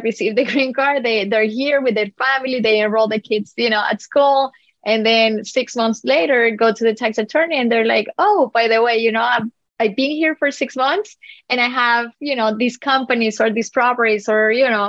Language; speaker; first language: English; non-native, fluent; Spanish